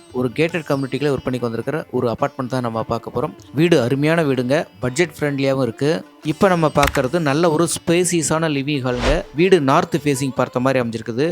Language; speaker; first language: Tamil; native; Tamil